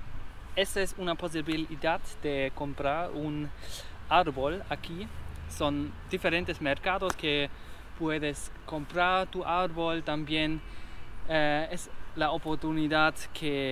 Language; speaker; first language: Spanish; non-native, learner; German